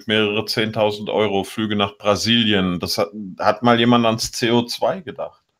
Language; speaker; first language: German; native; German